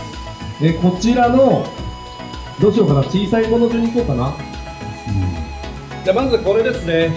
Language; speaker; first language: Japanese; native; Japanese